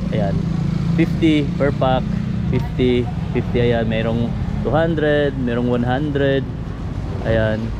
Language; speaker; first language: Filipino; non-native, local second language; Cebuano